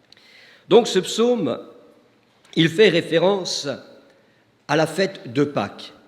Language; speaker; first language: French; native; French